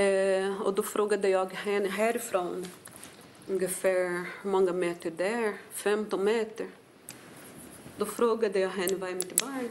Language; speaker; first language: Swedish; non-native, fluent; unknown